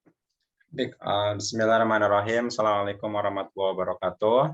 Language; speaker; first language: Indonesian; native; Indonesian